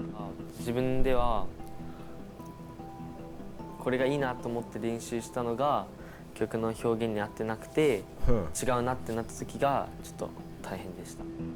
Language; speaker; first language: Japanese; native; Japanese